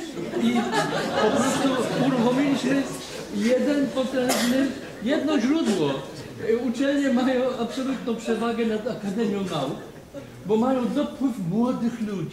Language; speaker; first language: Polish; native; Polish